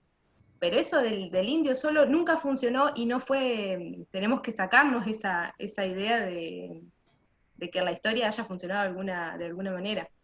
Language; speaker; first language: Spanish; native; Spanish